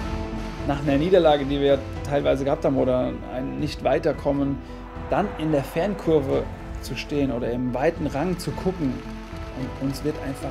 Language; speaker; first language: German; native; German